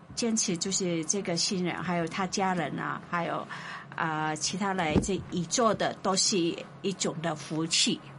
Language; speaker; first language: Chinese; non-native, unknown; Indonesian